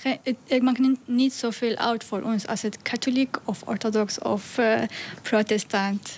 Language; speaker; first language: Dutch; non-native, learner; Arabic